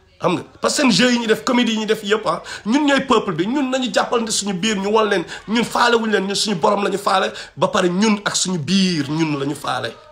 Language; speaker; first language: Wolof; non-native, local second language; Fula